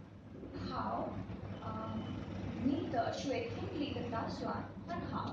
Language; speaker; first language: Chinese; non-native, learner; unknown